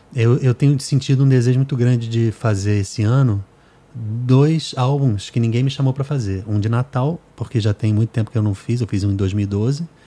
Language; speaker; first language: Portuguese; native; Portuguese